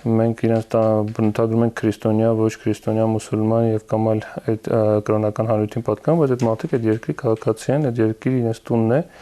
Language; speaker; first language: Armenian; native; Armenian